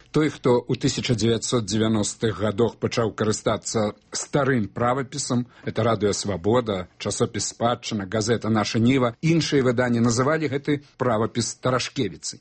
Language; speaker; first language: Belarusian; native; Belarusian